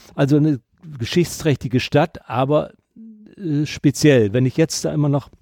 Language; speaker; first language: German; native; German